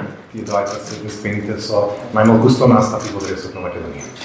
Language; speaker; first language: Macedonian; native; Macedonian